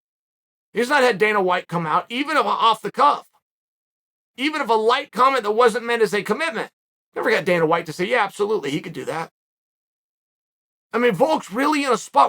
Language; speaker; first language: English; native; English